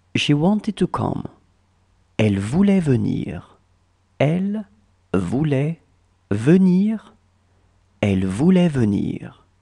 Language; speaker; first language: French; native; French